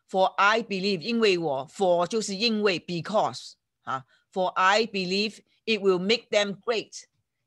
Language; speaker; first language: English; non-native, fluent; Chinese